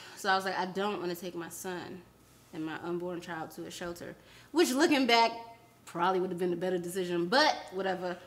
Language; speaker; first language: English; native; English